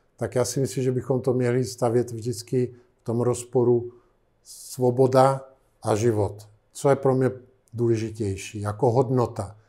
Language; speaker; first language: Czech; non-native, fluent; Italian